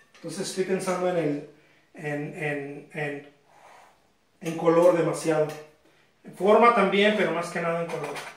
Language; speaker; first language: Spanish; native; Spanish